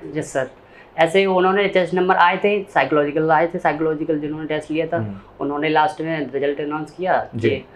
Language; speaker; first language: Hindi; native; Hindi